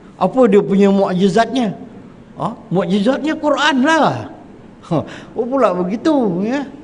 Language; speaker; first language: Malay; native; Malay